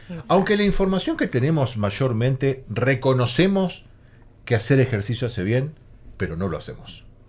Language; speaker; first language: Spanish; native; Spanish